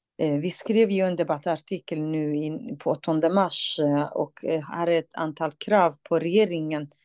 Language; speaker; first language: Swedish; non-native, fluent; Central Kurdish